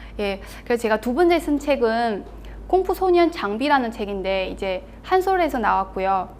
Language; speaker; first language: Korean; non-native, fluent; Chinese